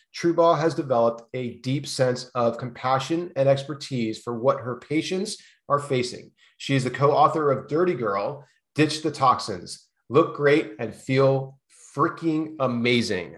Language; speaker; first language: English; native; English